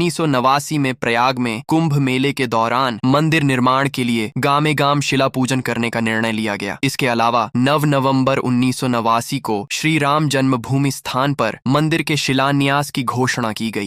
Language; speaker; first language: Hindi; native; Hindi